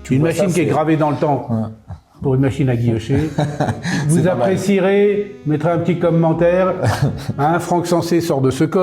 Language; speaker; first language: French; native; French